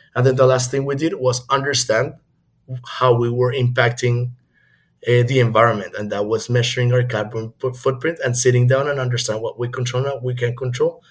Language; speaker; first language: English; non-native, fluent; Spanish